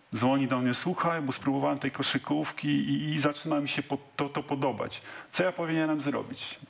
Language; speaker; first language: Polish; native; Polish